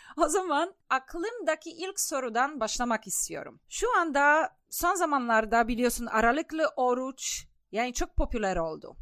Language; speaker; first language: Turkish; non-native, fluent; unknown